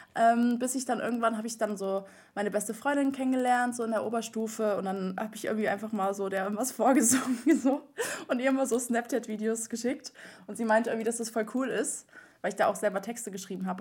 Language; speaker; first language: German; native; German